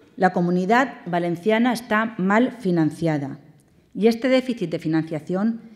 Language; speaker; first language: Spanish; native; Spanish